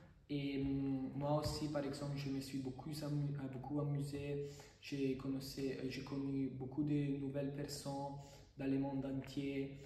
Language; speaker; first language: French; non-native, fluent; Italian